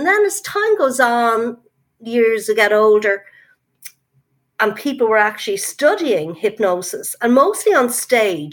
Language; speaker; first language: English; native; English